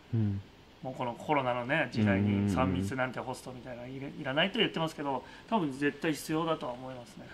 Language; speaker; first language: Japanese; native; Japanese